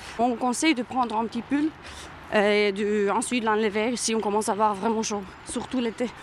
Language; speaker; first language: French; non-native, fluent; Romanian